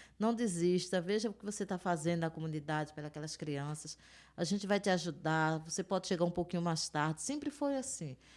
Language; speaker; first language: Portuguese; native; Portuguese